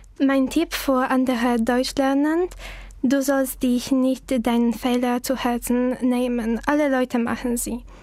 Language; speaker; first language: German; non-native, learner; Polish